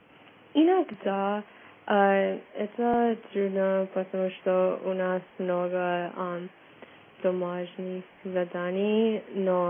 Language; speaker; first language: Russian; non-native, learner; English